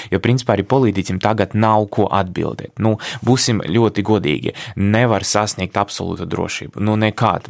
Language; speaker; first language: Latvian; non-native, local second language; Russian